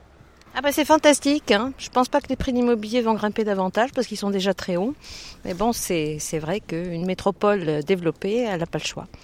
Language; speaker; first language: French; native; French